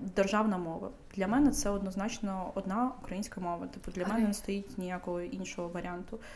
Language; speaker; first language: Ukrainian; non-native, local second language; Russian